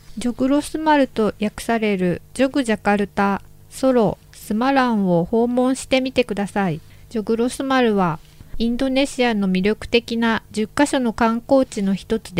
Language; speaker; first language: Japanese; non-native, learner; Indonesian